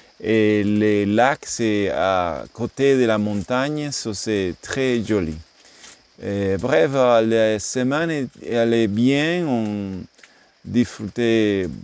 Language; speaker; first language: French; non-native, learner; English